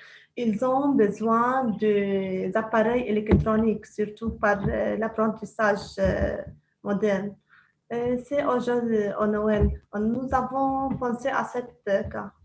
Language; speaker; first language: French; non-native, local second language; Arabic